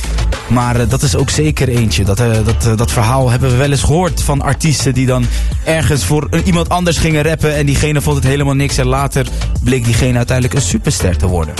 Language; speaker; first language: Dutch; native; Dutch